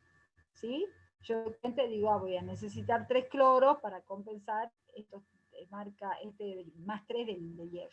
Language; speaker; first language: Spanish; native; Spanish